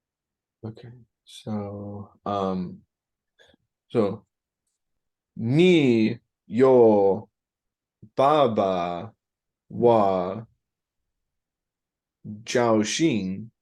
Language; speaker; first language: Chinese; non-native, learner; English